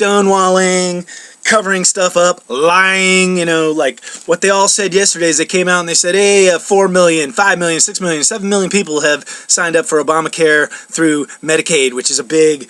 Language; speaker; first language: English; native; English